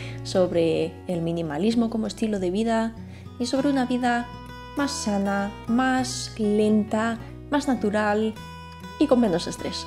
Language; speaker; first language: Spanish; native; Spanish